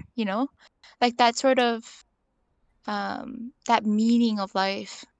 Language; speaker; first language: English; early bilingual, other home language; Korean